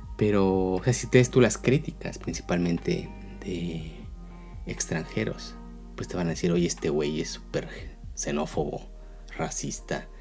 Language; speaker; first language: Spanish; native; Spanish